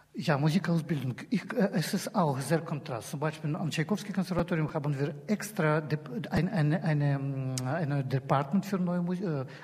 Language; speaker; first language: German; non-native, fluent; Russian